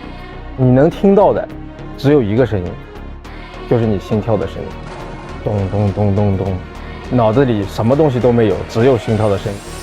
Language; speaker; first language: Chinese; native; Chinese